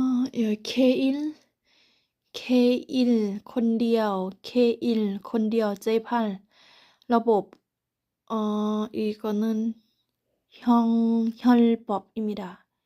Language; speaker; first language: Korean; non-native, learner; Thai